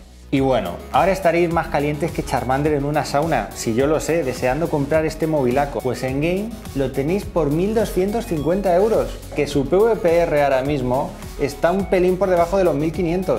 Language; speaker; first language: Spanish; native; Spanish